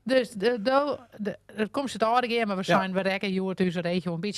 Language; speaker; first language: Dutch; non-native, local second language; Western Frisian